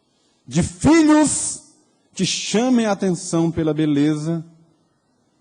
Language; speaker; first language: Portuguese; native; Portuguese